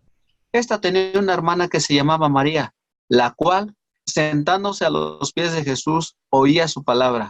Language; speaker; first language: Spanish; native; Spanish